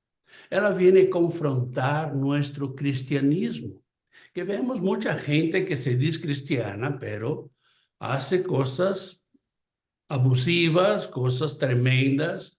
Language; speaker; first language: Spanish; non-native, fluent; Portuguese